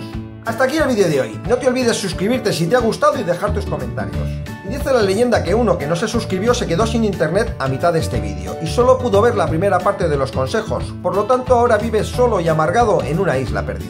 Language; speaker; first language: Spanish; native; Spanish